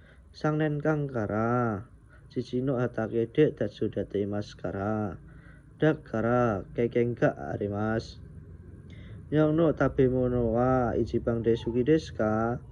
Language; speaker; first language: Japanese; non-native, learner; Indonesian